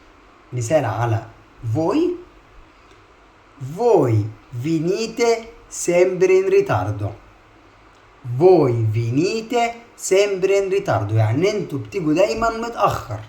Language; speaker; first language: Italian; non-native, fluent; Arabic